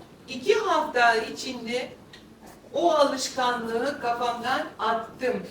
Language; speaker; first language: Turkish; non-native, fluent; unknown